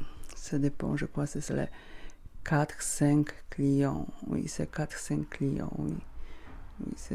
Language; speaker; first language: French; non-native, learner; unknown